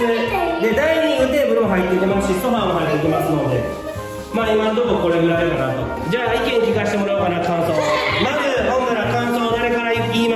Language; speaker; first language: Japanese; native; Japanese